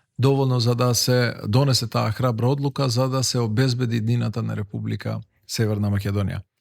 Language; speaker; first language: Macedonian; non-native, local second language; Albanian